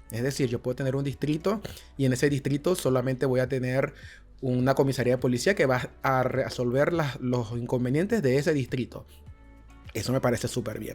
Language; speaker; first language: Spanish; native; Spanish